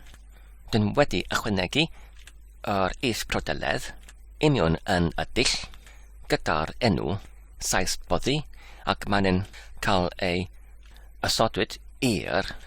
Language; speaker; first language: Welsh; non-native, fluent; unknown